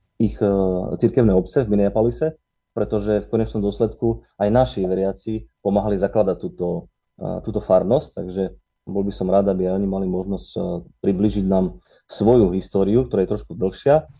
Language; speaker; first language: Slovak; native; Slovak